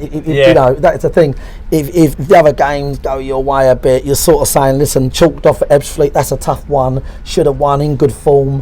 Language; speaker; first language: English; native; English